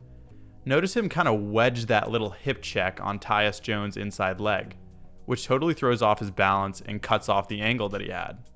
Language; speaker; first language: English; native; English